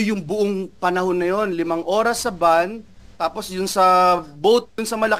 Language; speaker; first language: Filipino; native; Filipino